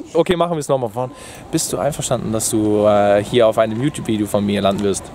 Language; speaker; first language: German; native; German